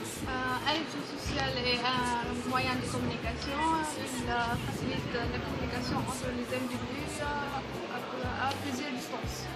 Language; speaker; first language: French; non-native, local second language; Arabic